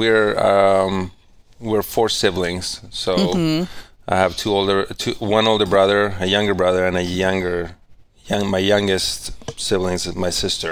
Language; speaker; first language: English; non-native, fluent; Spanish